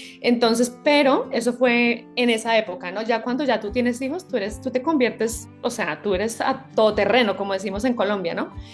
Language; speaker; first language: Spanish; native; Spanish